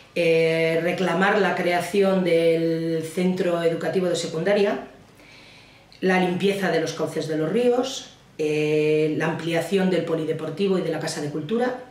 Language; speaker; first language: Spanish; native; Spanish